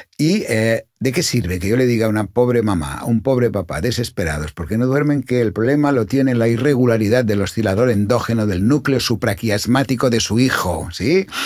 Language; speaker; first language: Spanish; non-native, local second language; Catalan